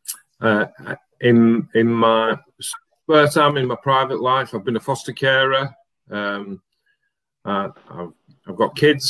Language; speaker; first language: English; native; English